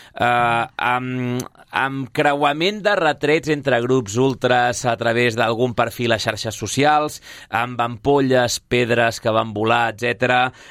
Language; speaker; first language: Catalan; native; Catalan